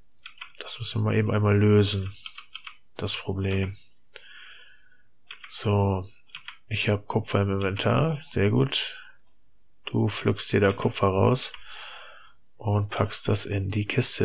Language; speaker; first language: German; native; German